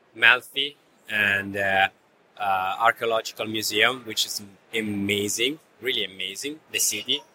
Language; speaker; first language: English; non-native, fluent; Italian